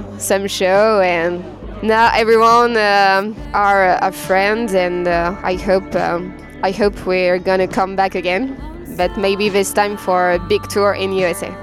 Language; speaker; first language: English; non-native, fluent; French